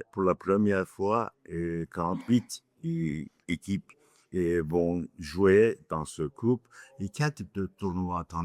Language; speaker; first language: French; non-native, fluent; Turkish